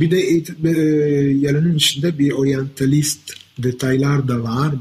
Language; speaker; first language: Turkish; non-native, fluent; Italian